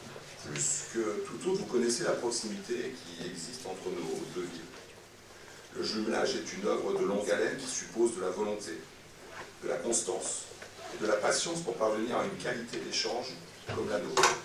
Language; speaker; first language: French; native; French